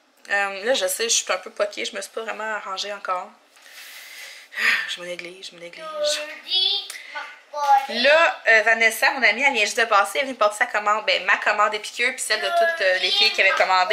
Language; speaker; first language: French; native; French